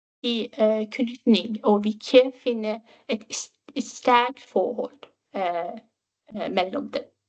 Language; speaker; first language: Danish; non-native, fluent; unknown